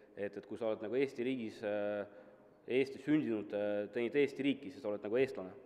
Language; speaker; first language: Estonian; non-native, local second language; Russian